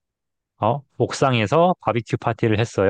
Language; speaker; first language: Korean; non-native, fluent; Chinese